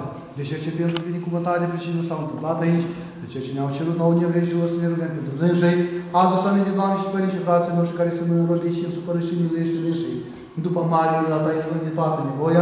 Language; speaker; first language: Romanian; native; Romanian